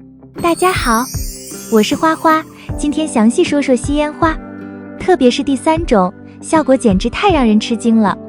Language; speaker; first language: Chinese; native; Chinese